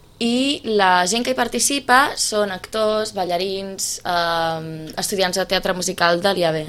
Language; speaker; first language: Catalan; non-native, fluent; Romanian